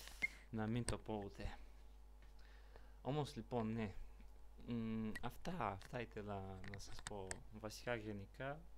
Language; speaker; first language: Greek; non-native, learner; Bulgarian